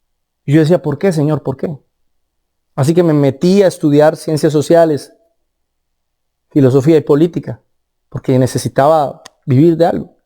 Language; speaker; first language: Spanish; native; Spanish